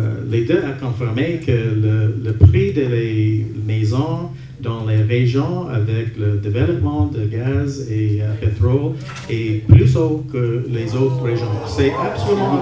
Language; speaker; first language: French; non-native, local second language; English